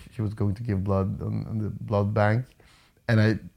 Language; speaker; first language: English; non-native, fluent; Swedish